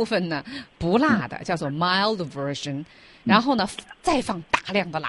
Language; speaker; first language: Chinese; native; Chinese